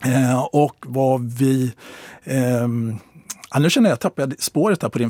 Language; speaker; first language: Swedish; native; Swedish